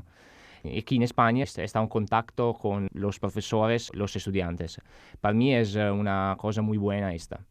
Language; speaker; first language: Spanish; non-native, learner; Italian